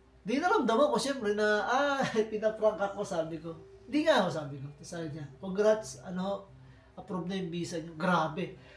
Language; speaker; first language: Filipino; native; Filipino